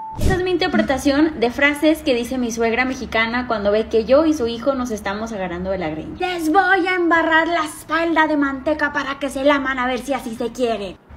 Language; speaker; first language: Spanish; early bilingual, heritage; Spanish